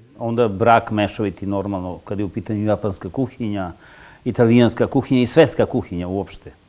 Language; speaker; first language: Serbian; non-native, local second language; Gurani